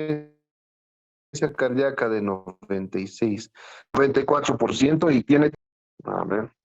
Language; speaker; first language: Spanish; native; Spanish